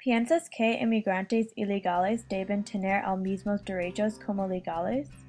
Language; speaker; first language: Spanish; non-native, learner; English